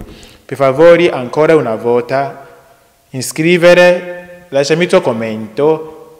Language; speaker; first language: Italian; non-native, learner; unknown